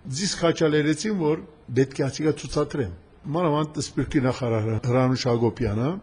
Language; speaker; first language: Armenian; early bilingual, heritage; Armenian